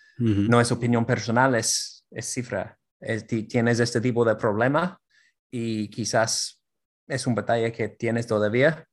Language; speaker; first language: Spanish; non-native, fluent; English